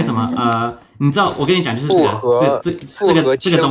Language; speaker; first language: Chinese; early bilingual, heritage; Chinese